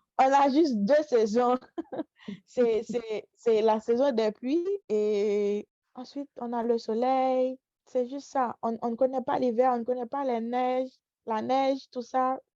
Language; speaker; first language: French; non-native, local second language; Haitian Creole